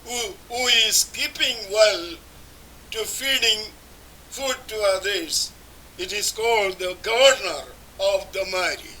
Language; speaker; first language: English; non-native, local second language; Malayalam